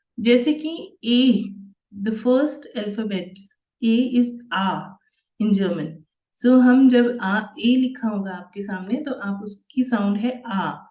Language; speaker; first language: Hindi; native; Hindi